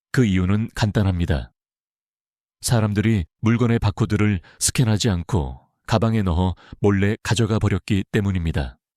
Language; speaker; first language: Korean; non-native, fluent; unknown